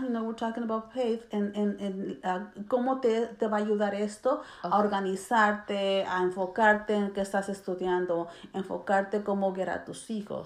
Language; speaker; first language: Spanish; early bilingual, heritage; Spanish